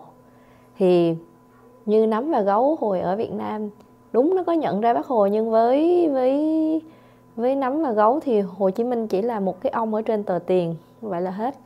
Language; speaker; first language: Vietnamese; native; Vietnamese